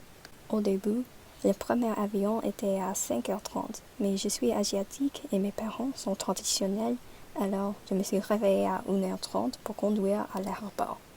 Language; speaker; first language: French; non-native, learner; English